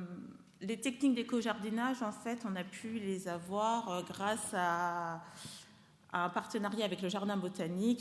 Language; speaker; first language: French; native; French